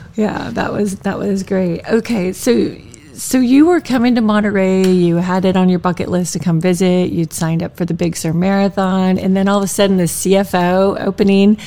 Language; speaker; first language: English; native; English